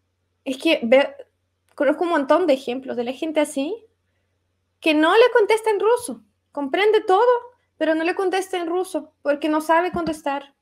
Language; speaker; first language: Spanish; non-native, fluent; Russian